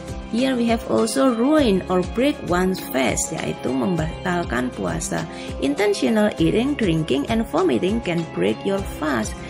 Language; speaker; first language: English; non-native, fluent; Indonesian